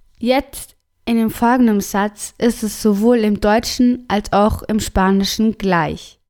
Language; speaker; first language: German; non-native, fluent; Spanish